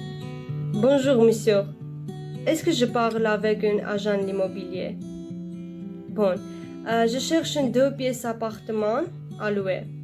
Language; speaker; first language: French; non-native, learner; Armenian